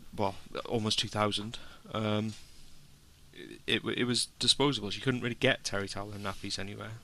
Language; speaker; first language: English; native; English